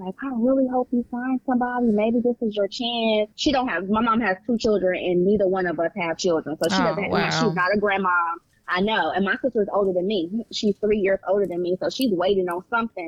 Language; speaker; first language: English; native; English